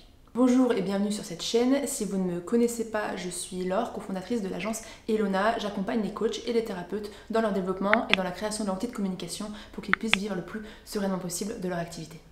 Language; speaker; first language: French; native; French